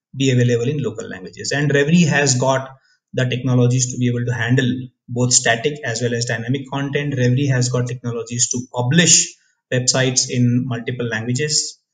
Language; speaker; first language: English; non-native, local second language; Odia